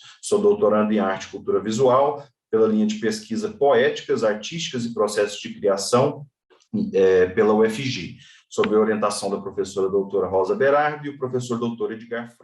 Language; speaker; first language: Portuguese; native; Portuguese